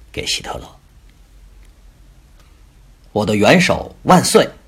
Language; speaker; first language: Chinese; native; Chinese